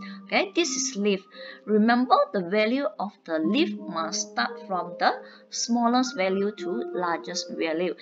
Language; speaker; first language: English; non-native, local second language; Chinese